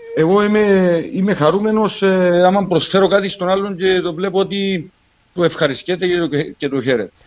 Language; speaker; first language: Greek; native; Greek